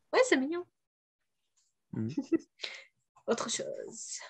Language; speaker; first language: French; non-native, fluent; Bulgarian